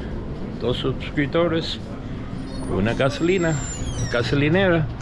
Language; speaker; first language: Spanish; non-native, fluent; English